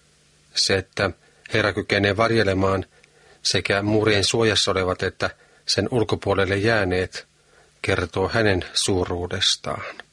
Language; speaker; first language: Finnish; native; Finnish